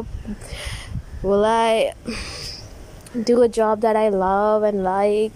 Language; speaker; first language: English; non-native, local second language; Tamil